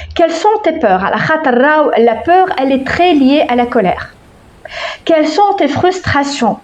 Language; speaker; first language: French; non-native, local second language; Arabic